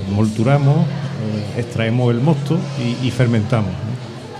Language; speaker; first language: Spanish; native; Spanish